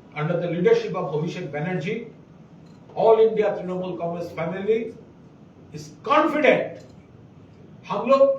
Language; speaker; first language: Hindi; non-native, local second language; Bangla